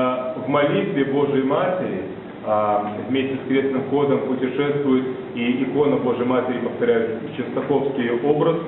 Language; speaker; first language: Russian; native; Russian